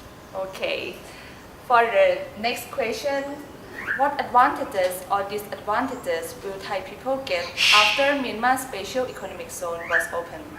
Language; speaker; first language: English; non-native, learner; Thai